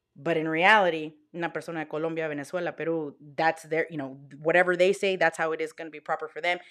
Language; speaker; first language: English; early bilingual, other home language; Spanish